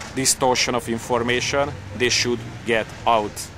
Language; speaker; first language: English; non-native, fluent; Hungarian